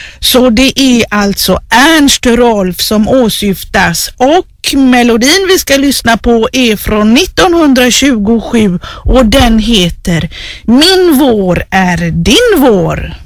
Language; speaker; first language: Swedish; native; Swedish